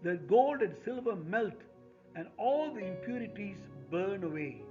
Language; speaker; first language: English; non-native, local second language; Tamil